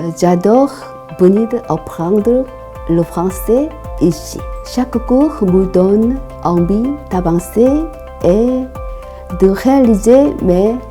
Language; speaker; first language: French; non-native, learner; Korean